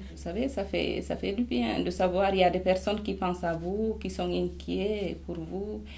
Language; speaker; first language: French; non-native, local second language; Fula